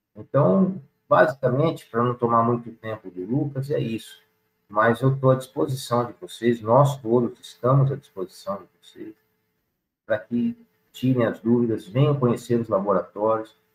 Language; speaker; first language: Portuguese; native; Portuguese